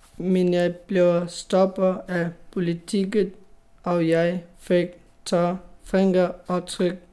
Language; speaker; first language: Danish; non-native, learner; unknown